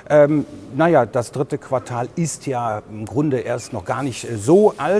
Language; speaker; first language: German; native; German